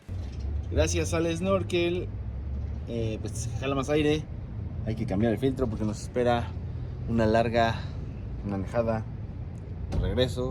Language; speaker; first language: Spanish; native; Spanish